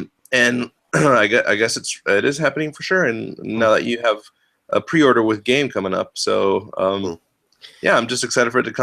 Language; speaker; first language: English; native; English